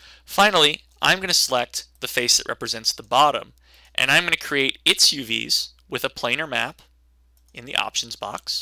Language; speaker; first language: English; native; English